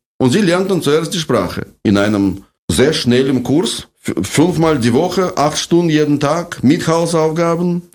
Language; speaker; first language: German; non-native, fluent; Russian